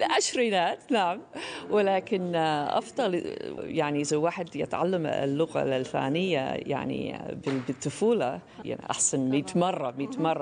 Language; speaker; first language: Arabic; non-native, fluent; English